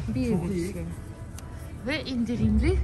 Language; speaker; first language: Turkish; non-native, learner; Russian